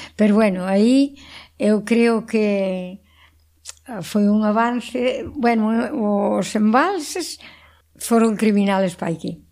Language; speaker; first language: Galician; native; Galician